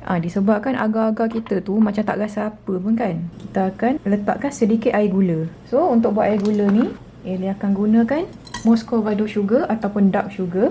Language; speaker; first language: Malay; native; Malay